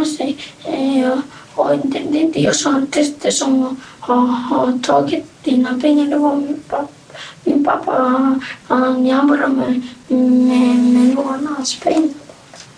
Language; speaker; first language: Swedish; early bilingual, other home language; Vietnamese